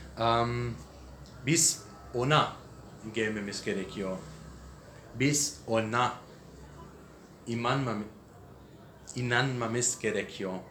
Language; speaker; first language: Turkish; non-native, learner; English